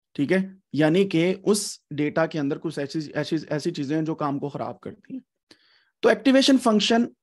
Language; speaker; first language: Urdu; non-native, local second language; Punjabi